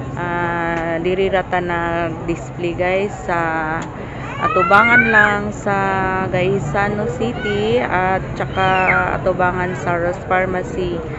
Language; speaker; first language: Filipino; non-native, local second language; Cebuano